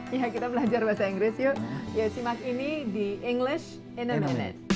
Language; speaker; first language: Indonesian; native; Indonesian